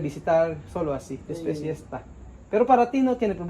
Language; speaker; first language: Spanish; non-native, learner; Filipino